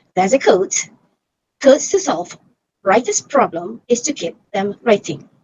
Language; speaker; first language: English; non-native, local second language; Malay